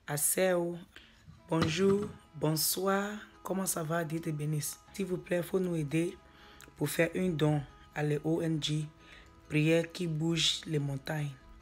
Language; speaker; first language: French; non-native, learner; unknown